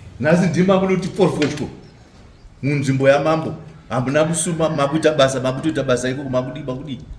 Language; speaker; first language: Shona; native; Shona